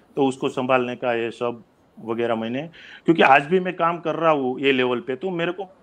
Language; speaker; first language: Hindi; non-native, local second language; Gujarati